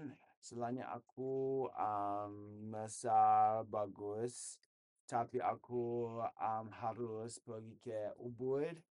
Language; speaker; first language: Indonesian; non-native, learner; English